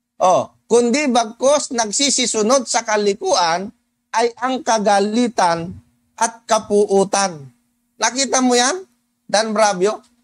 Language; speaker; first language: Filipino; non-native, local second language; Cebuano